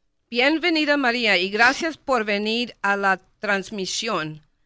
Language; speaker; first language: Spanish; non-native, learner; English